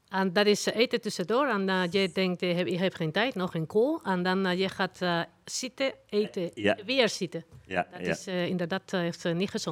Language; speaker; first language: Dutch; non-native, learner; Spanish